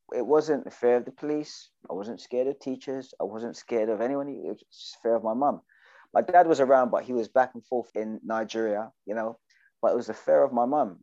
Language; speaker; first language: English; native; English